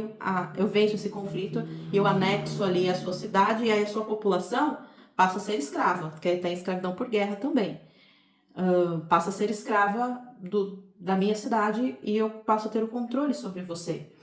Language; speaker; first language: Portuguese; native; Portuguese